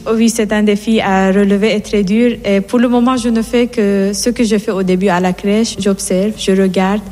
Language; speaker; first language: French; non-native, fluent; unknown